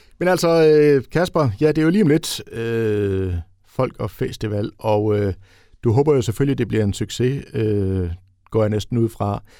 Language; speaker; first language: Danish; native; Danish